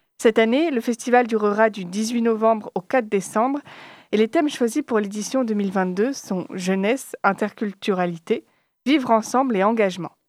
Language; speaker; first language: French; native; French